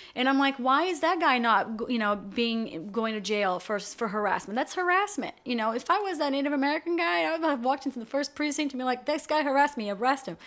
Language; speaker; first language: English; non-native, fluent; Portuguese